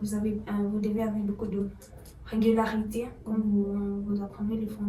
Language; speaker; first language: French; non-native, fluent; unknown